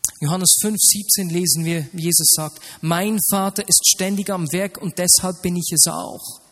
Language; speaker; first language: German; native; German